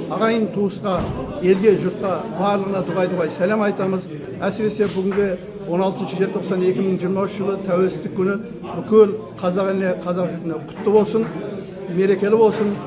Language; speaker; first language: Kazakh; early bilingual, heritage; Kazakh